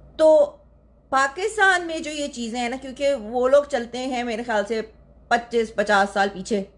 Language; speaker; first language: Urdu; native; Urdu